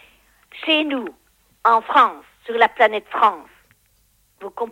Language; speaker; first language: French; native; French